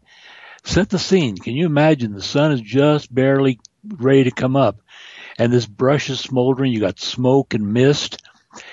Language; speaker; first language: English; native; English